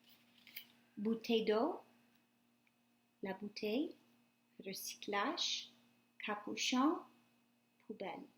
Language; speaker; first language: French; non-native, fluent; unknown